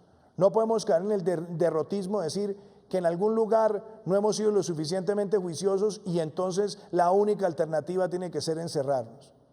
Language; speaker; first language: Spanish; native; Spanish